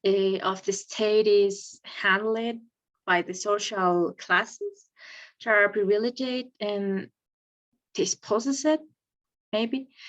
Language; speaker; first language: English; non-native, learner; Spanish